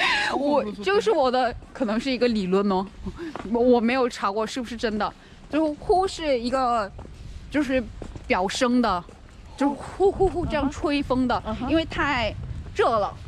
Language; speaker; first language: Chinese; non-native, fluent; Korean